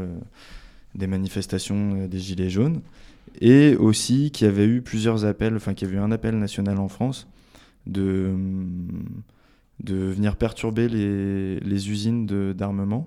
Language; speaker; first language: French; native; French